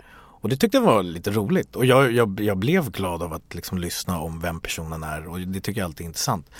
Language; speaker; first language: Swedish; early bilingual, other home language; Bangla